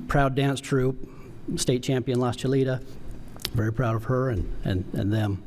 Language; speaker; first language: English; native; English